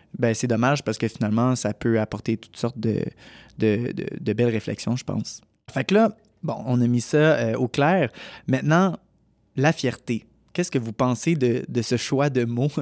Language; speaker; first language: French; native; French